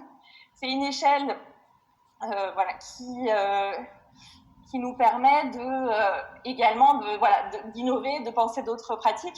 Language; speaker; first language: French; native; French